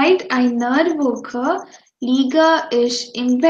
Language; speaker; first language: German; non-native, fluent; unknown